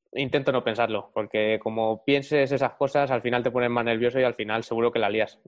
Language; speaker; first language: Spanish; native; Spanish